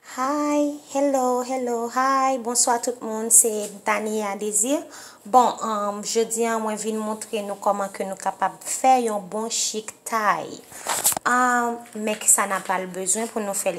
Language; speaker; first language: French; non-native, learner; Haitian Creole